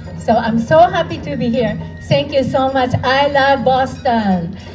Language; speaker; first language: English; non-native, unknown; Japanese